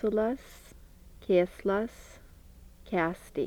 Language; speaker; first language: Lithuanian; early bilingual, heritage; Lithuanian